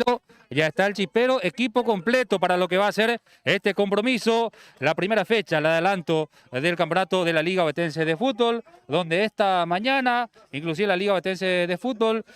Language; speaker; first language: Spanish; native; Spanish